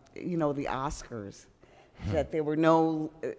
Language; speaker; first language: English; early bilingual, other home language; Spanish